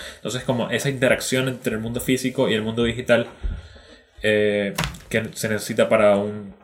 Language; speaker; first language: Spanish; native; Spanish